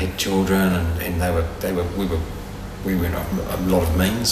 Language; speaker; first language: English; native; English